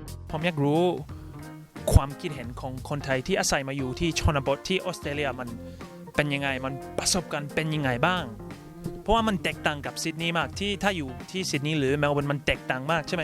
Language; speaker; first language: Thai; early bilingual, other home language; English